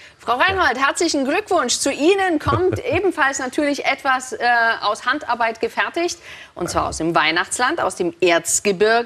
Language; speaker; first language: German; native; German